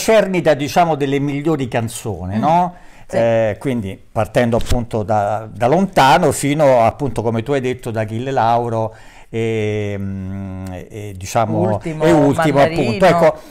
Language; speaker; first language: Italian; native; Italian